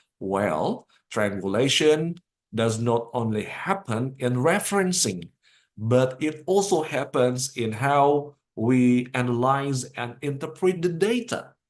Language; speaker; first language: English; non-native, fluent; Indonesian